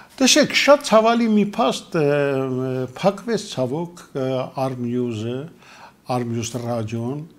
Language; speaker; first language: Armenian; native; Armenian